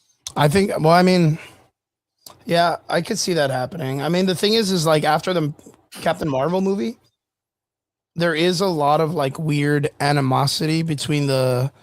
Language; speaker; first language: English; native; English